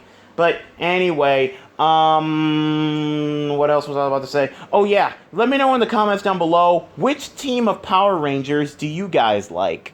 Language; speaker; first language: English; native; English